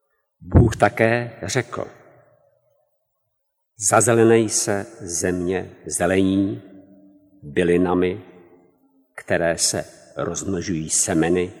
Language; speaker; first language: Czech; native; Czech